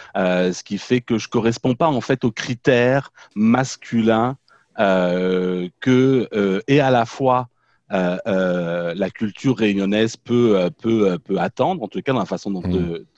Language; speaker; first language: French; native; French